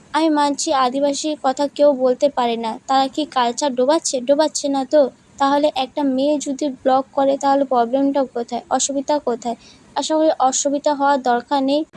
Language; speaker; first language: Bangla; non-native, local second language; Santali